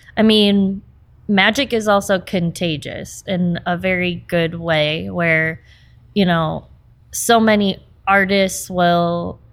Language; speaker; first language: English; early bilingual, other home language; Portuguese